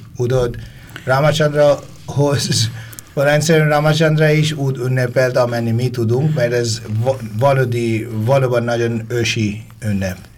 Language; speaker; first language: Hungarian; non-native, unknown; Bangla